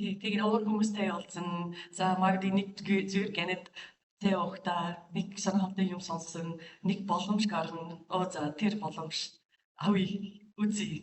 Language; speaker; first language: Mongolian; non-native, fluent; English